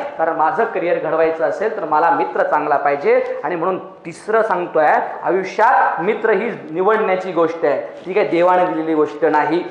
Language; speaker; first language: Marathi; non-native, local second language; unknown